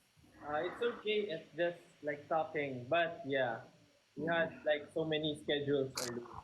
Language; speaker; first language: English; non-native, local second language; Filipino